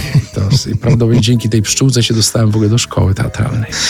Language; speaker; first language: Polish; native; Polish